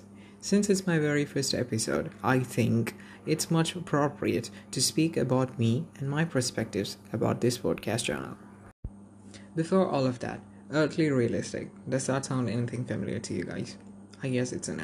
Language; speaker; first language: English; non-native, local second language; Malayalam